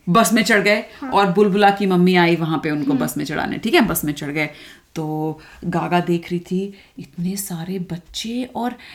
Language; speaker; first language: Hindi; native; Hindi